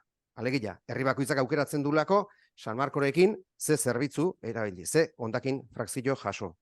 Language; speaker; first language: Basque; native; Basque